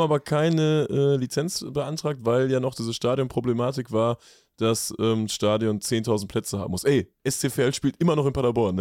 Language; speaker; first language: German; native; German